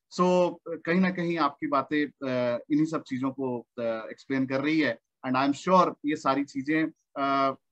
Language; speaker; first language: Hindi; native; Hindi